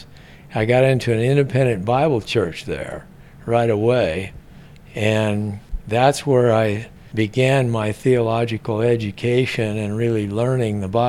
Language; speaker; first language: English; native; English